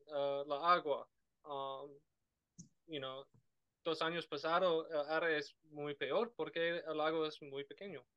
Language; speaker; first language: Spanish; non-native, learner; English